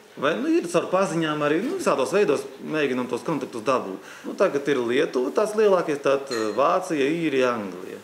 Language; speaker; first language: Latvian; native; Latvian